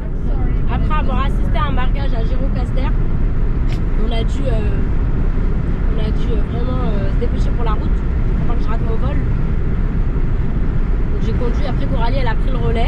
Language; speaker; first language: French; native; French